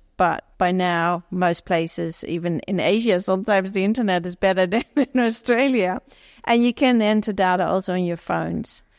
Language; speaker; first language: English; non-native, fluent; Dutch